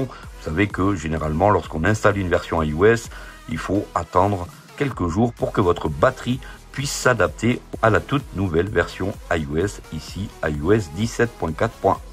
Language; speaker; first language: French; native; French